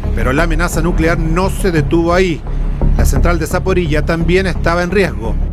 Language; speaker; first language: Spanish; native; Spanish